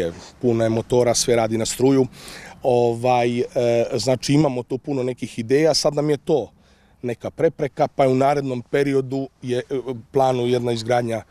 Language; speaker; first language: Serbian; native; Serbian